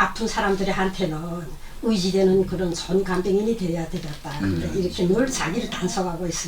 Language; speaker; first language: Korean; native; Korean